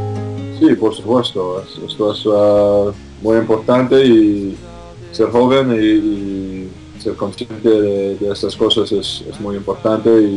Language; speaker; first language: Spanish; non-native, fluent; English